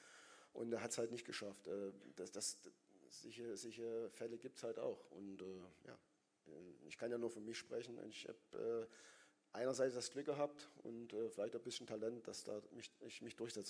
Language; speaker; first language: German; native; German